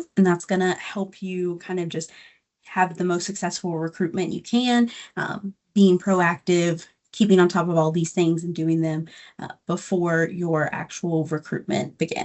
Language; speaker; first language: English; native; English